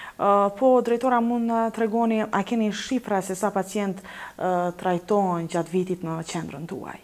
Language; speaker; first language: Albanian; native; Albanian